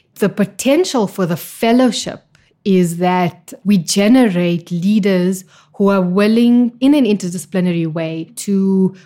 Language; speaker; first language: English; native; English